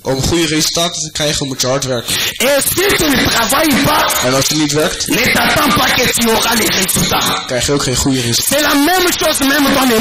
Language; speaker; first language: Dutch; non-native, fluent; French